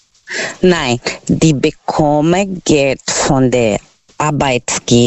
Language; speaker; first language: German; non-native, learner; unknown